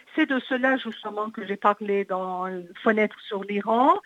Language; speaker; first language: French; non-native, fluent; Persian